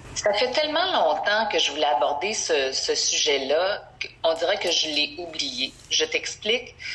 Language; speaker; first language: French; native; French